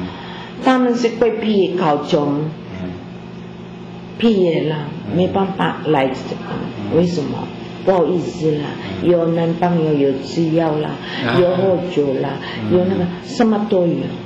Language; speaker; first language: Chinese; non-native, learner; Filipino